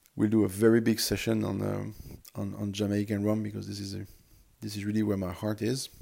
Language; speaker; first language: English; non-native, fluent; French